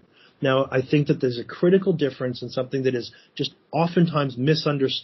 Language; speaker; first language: English; native; English